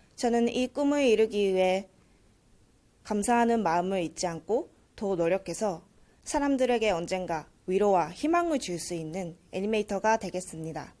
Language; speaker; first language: Korean; early bilingual, heritage; Korean